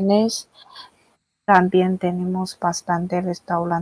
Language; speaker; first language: Spanish; non-native, fluent; Chinese